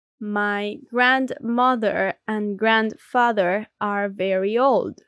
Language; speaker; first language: English; non-native, learner; Spanish